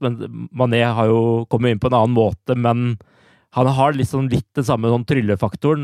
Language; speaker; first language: Norwegian; native; Norwegian